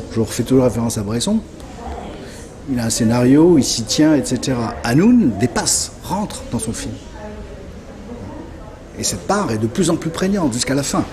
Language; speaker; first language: French; native; French